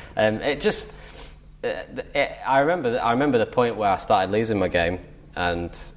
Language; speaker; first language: English; native; English